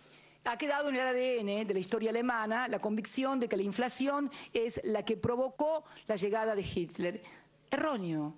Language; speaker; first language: Spanish; native; Spanish